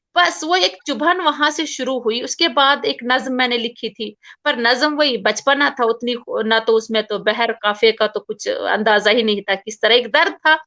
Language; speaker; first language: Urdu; non-native, local second language; Kashmiri